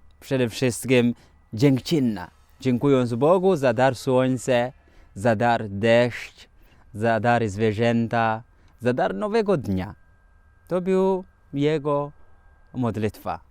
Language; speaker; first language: Polish; non-native, fluent; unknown